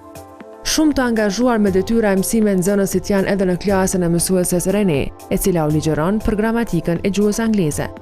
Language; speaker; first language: Albanian; native; Albanian